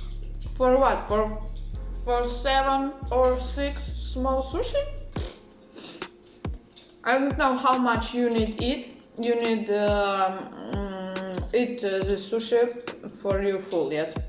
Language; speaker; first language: English; non-native, learner; Russian